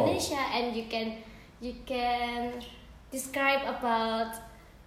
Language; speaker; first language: English; non-native, learner; Indonesian